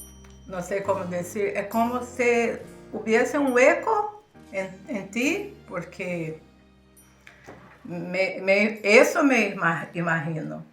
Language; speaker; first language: Spanish; early bilingual, heritage; Spanish